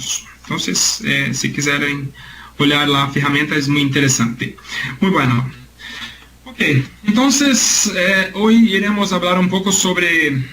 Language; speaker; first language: Spanish; non-native, learner; Portuguese